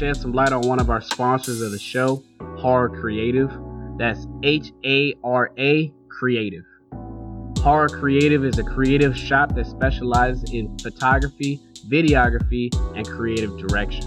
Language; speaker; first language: English; native; English